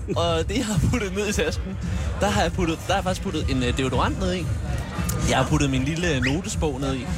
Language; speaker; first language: Danish; native; Danish